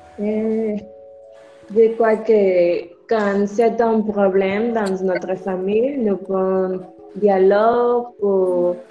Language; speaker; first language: French; non-native, learner; Spanish